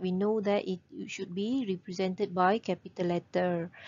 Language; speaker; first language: English; non-native, local second language; Malay